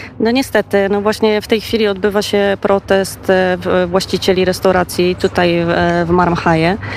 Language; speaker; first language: Polish; native; Polish